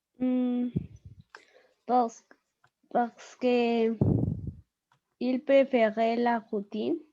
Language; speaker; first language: French; non-native, learner; Spanish